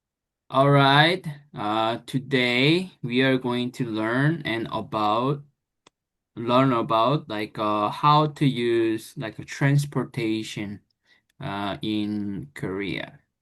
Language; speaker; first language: English; non-native, fluent; Korean